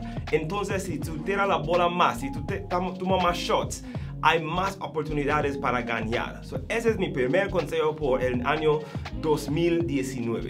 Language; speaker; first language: Spanish; non-native, learner; English